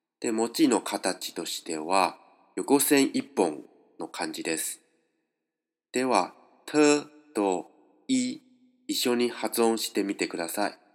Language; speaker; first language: Japanese; non-native, fluent; Chinese